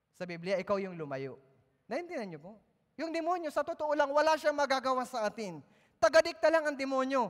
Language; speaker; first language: Filipino; native; Filipino